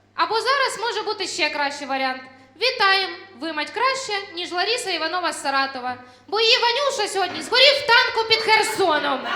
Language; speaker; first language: Ukrainian; non-native, local second language; Russian